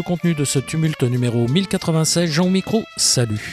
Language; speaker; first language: French; native; French